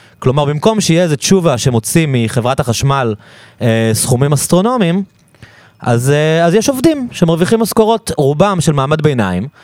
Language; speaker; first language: Hebrew; native; Hebrew